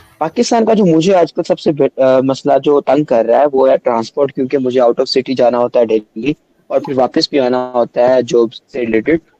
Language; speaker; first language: Urdu; non-native, local second language; Punjabi